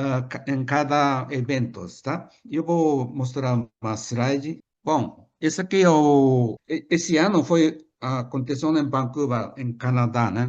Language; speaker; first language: Portuguese; non-native, fluent; Japanese